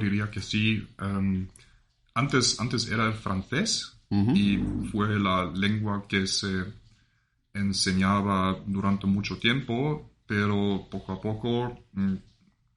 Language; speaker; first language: Spanish; non-native, fluent; German